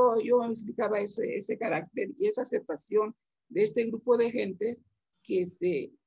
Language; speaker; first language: Spanish; native; Spanish